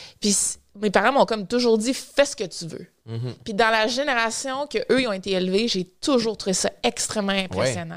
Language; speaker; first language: French; native; French